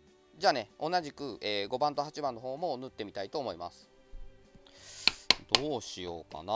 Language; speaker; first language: Japanese; native; Japanese